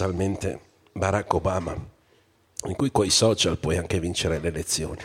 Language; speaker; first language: Italian; native; Italian